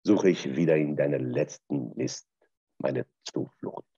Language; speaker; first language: German; non-native, fluent; Persian